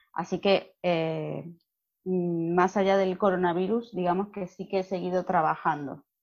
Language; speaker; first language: Spanish; native; Spanish